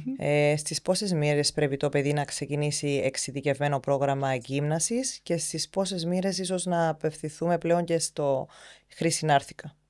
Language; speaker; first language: Greek; native; Greek